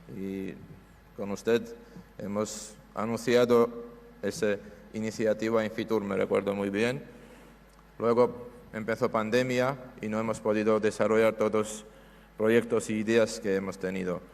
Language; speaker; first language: Spanish; non-native, fluent; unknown